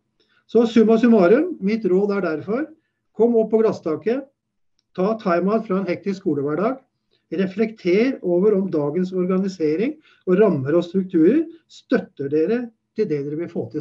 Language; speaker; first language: Norwegian; native; Norwegian